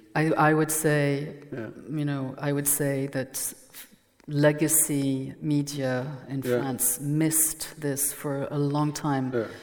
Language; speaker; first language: English; non-native, fluent; French